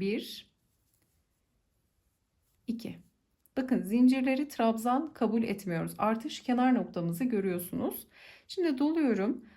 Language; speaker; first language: Turkish; native; Turkish